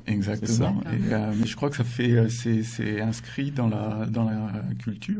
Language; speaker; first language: French; native; French